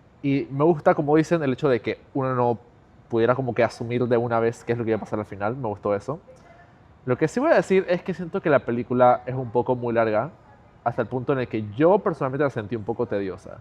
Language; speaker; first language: Spanish; native; Spanish